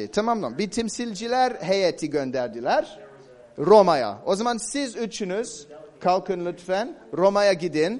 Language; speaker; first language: Turkish; non-native, fluent; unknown